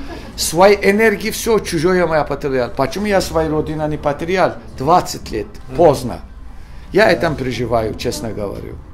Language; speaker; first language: Russian; non-native, learner; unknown